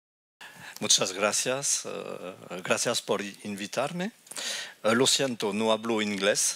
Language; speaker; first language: Spanish; non-native, fluent; French